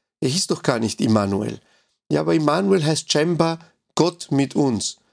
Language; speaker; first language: German; non-native, fluent; Spanish